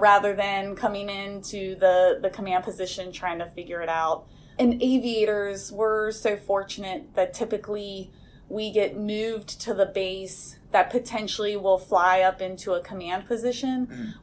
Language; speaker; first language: English; native; English